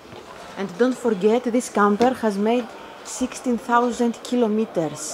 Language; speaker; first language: English; non-native, fluent; Greek